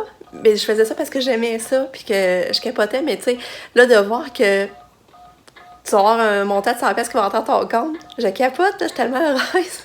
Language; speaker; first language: French; native; French